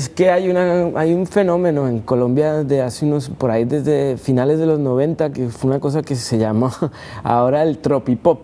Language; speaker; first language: Spanish; native; Spanish